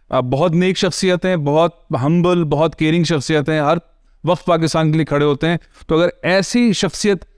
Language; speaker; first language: Urdu; native; Urdu